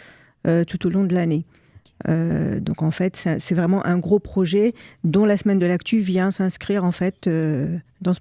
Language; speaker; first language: French; native; French